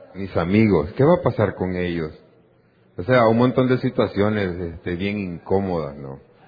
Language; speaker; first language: Spanish; native; Spanish